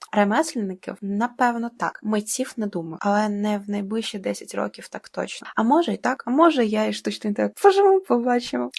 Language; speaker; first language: Ukrainian; non-native, local second language; Russian